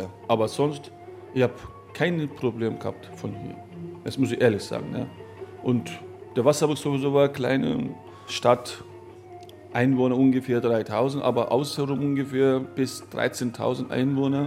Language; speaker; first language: German; non-native, learner; Turkish